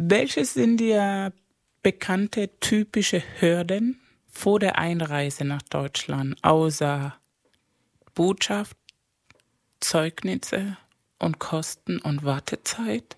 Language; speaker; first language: German; non-native, fluent; Spanish